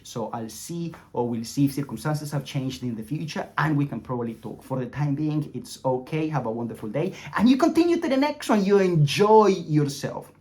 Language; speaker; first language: English; non-native, fluent; Spanish